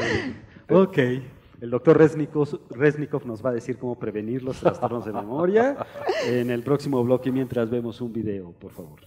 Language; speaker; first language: Spanish; native; Spanish